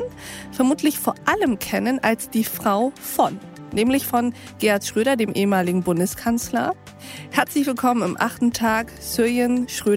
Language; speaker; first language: German; native; German